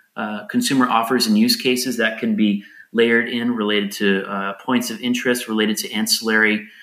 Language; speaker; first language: English; native; English